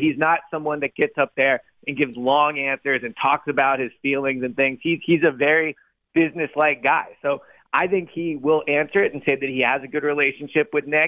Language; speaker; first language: English; native; English